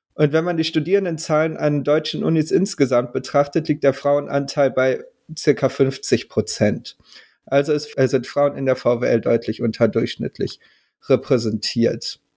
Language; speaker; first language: German; native; German